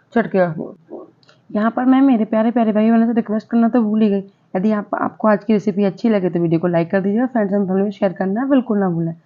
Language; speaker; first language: Hindi; non-native, local second language; Gujarati